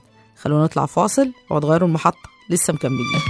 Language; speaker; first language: Arabic; native; Arabic